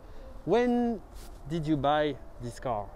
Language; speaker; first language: English; non-native, learner; French